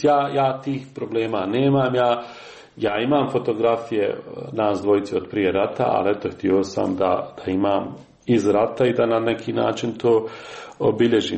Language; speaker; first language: Serbian; native; Serbian